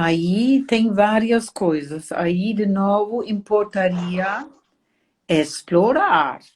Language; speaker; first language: Portuguese; non-native, fluent; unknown